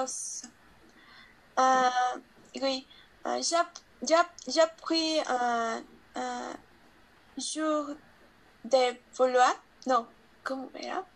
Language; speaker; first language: French; non-native, learner; Spanish